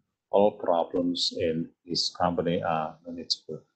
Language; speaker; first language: English; non-native, fluent; Indonesian